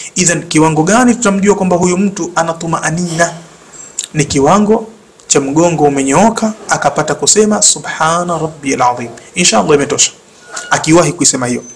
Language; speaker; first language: Swahili; native; Swahili